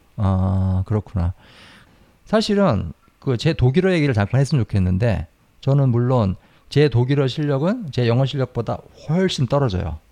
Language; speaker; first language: Korean; native; Korean